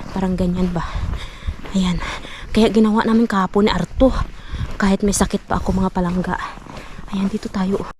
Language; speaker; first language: Filipino; non-native, local second language; Cebuano